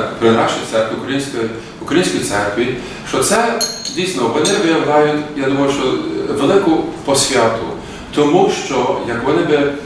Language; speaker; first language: Ukrainian; early bilingual, heritage; Ukrainian